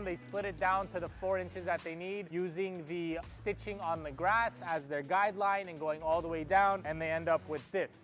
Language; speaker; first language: English; native; English